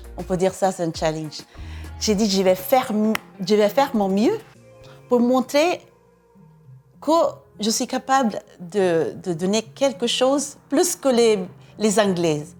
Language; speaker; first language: French; non-native, fluent; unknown